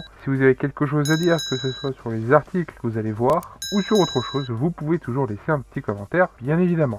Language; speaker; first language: French; native; French